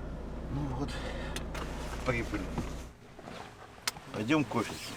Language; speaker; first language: Russian; native; Russian